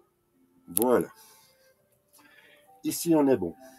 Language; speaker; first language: French; native; French